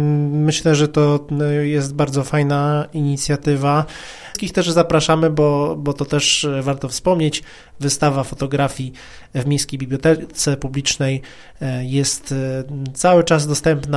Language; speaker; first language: Polish; native; Polish